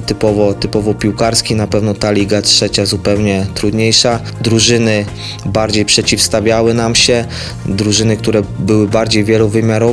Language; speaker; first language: Polish; native; Polish